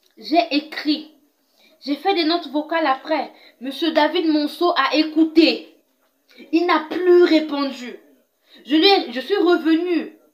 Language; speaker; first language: French; non-native, local second language; Lingala